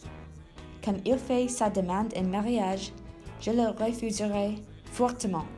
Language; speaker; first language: French; non-native, learner; English